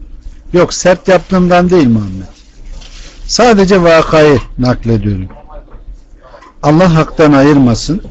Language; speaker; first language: Turkish; native; Turkish